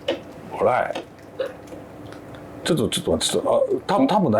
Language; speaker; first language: Japanese; native; Japanese